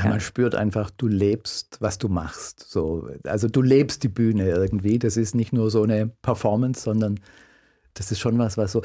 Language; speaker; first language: German; native; German